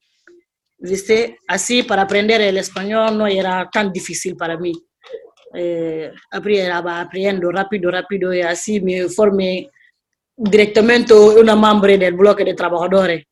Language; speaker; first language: Spanish; non-native, learner; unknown